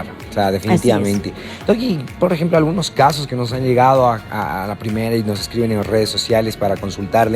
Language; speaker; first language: Spanish; native; Spanish